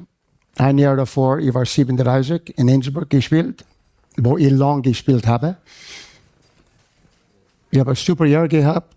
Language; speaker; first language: German; non-native, fluent; English